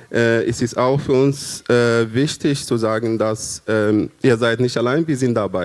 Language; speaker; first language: German; non-native, fluent; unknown